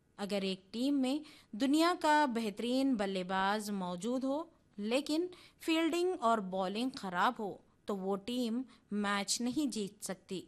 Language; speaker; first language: Urdu; native; Urdu